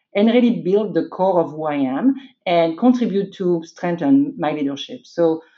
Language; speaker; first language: English; non-native, fluent; French